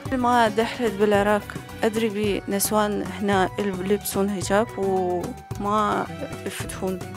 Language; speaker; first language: Arabic; non-native, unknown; Russian